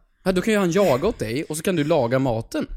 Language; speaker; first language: Swedish; native; Swedish